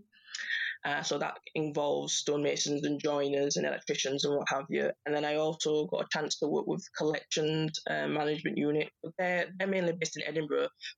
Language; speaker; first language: English; native; English